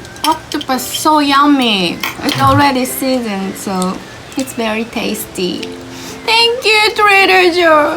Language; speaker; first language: English; non-native, fluent; Japanese